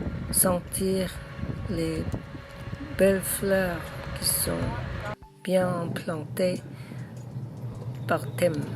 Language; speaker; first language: French; non-native, learner; Korean